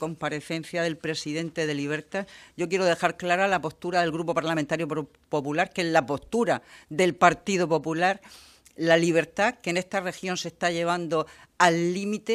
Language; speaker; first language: Spanish; native; Spanish